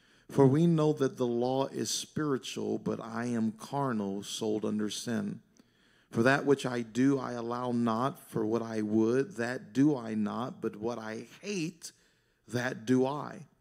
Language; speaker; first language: English; native; English